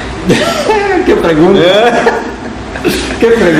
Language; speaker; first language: Spanish; non-native, fluent; Polish